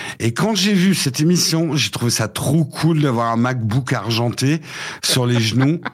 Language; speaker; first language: French; early bilingual, other home language; English